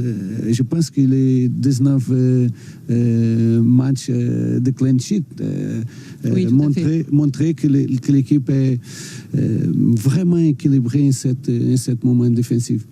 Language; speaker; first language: French; non-native, learner; Portuguese